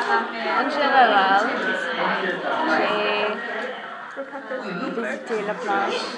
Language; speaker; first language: French; non-native, learner; English